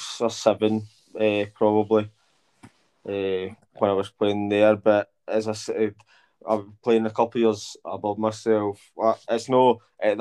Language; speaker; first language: English; native; English